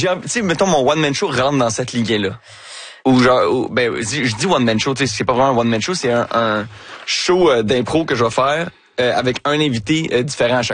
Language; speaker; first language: French; native; French